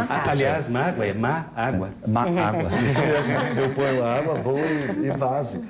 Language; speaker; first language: Portuguese; native; Portuguese